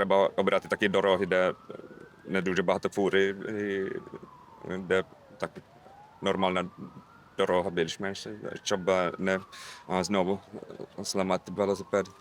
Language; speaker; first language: Ukrainian; non-native, learner; Finnish